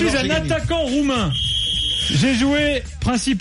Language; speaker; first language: French; native; French